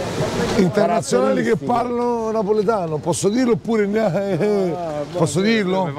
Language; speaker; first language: Italian; native; Italian